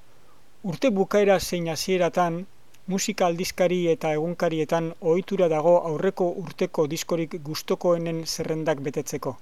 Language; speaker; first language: Basque; native; Basque